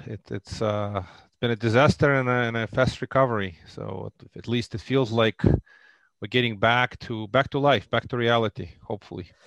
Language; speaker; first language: English; non-native, fluent; Russian